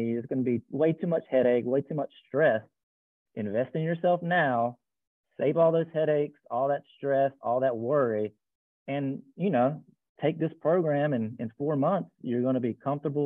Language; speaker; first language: English; native; English